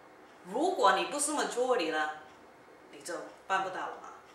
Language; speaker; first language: Chinese; early bilingual, heritage; Cantonese